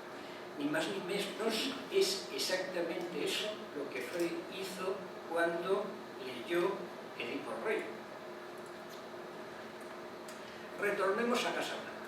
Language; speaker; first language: Spanish; native; Spanish